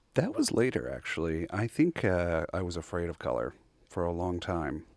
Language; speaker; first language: English; native; English